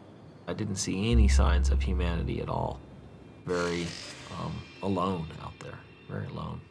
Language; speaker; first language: English; native; English